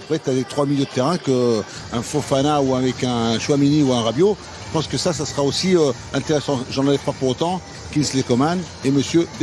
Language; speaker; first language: French; native; French